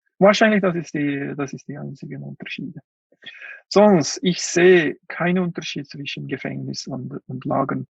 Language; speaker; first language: German; non-native, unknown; Uyghur